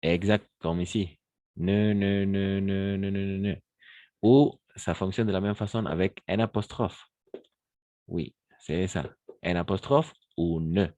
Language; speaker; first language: French; non-native, fluent; Spanish